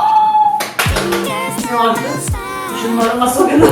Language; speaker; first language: Russian; non-native, local second language; Tatar